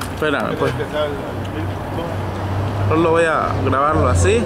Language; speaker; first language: Spanish; native; Spanish